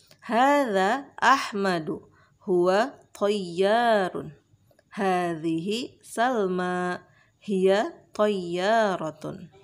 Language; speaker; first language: Arabic; non-native, fluent; Indonesian